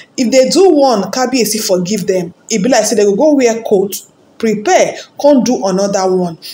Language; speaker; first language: Nigerian Pidgin; non-native, local second language; Yoruba